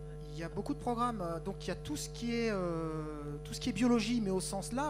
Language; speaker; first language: French; native; French